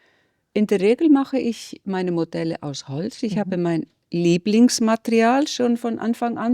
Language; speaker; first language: German; non-native, fluent; Icelandic